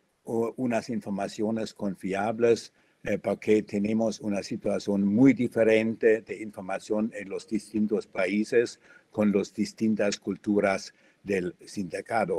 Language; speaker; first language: Spanish; non-native, fluent; German